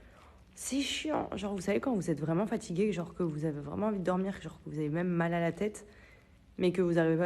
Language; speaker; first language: French; native; French